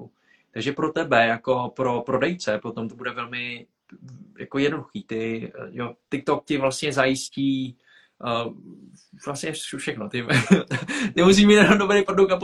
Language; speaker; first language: Czech; early bilingual, other home language; Vietnamese